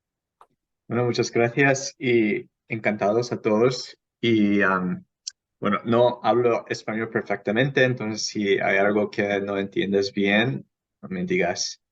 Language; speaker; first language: Spanish; non-native, fluent; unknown